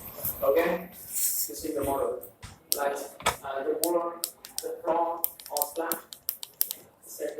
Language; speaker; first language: English; non-native, fluent; Vietnamese